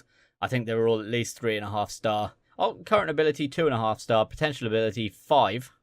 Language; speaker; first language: English; native; English